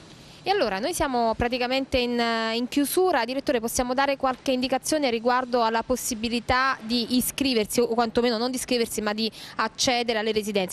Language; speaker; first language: Italian; native; Italian